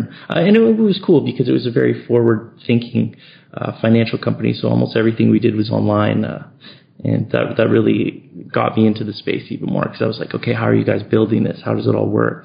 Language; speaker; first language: English; native; English